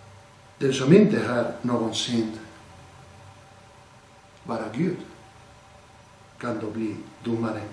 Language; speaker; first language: Swedish; non-native, fluent; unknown